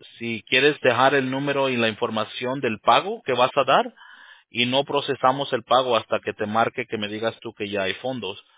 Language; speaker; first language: Spanish; early bilingual, heritage; Spanish